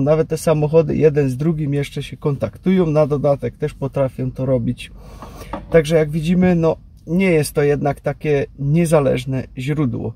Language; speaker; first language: Polish; native; Polish